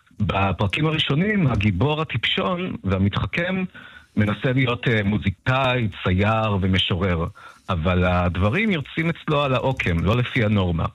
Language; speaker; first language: Hebrew; early bilingual, other home language; Russian